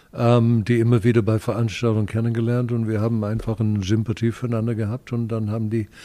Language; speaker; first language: German; non-native, fluent; English